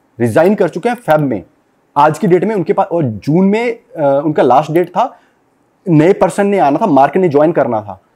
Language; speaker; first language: Hindi; non-native, local second language; Punjabi